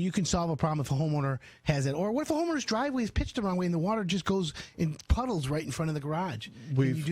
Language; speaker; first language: English; native; English